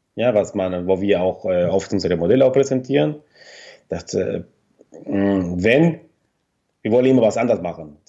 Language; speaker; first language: German; non-native, fluent; Spanish